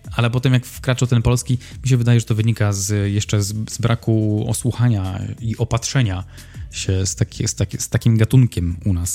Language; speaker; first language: Polish; native; Polish